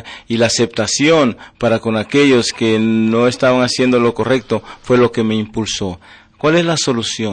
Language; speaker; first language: Spanish; native; Spanish